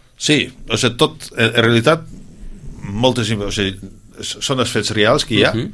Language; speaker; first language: Catalan; non-native, fluent; Dutch